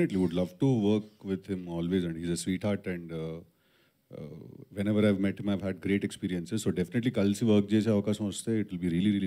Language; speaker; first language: Telugu; native; Telugu